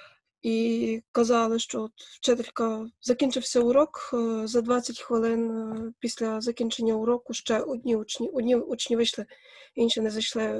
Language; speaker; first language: Ukrainian; native; Ukrainian